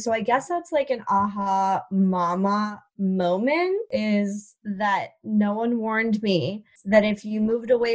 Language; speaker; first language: English; native; English